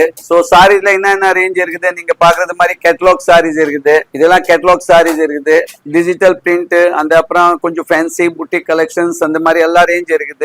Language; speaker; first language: Tamil; non-native, fluent; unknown